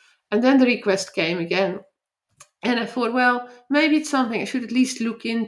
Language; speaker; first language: English; non-native, fluent; Dutch